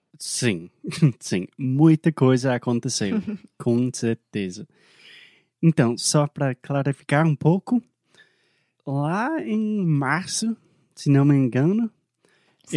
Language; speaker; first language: Portuguese; non-native, fluent; English